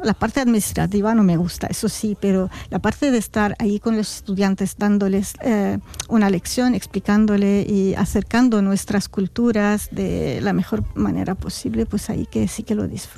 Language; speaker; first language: Spanish; non-native, fluent; Arabic